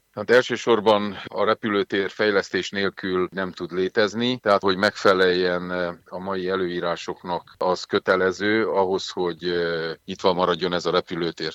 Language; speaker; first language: Hungarian; native; Hungarian